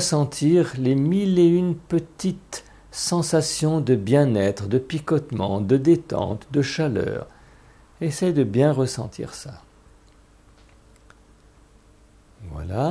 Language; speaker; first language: French; native; French